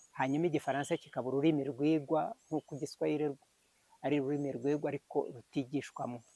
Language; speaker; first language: Kinyarwanda; early bilingual, heritage; Kinyarwanda